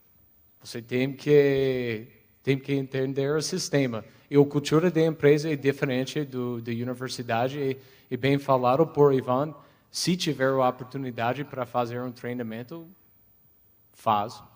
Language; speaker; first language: Portuguese; non-native, fluent; English